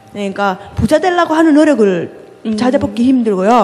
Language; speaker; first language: Korean; non-native, fluent; Finnish